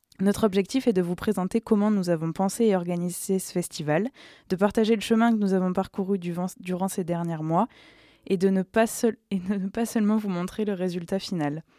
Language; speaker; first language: French; native; French